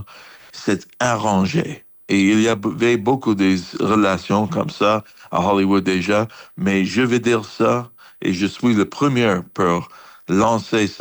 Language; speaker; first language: French; non-native, fluent; English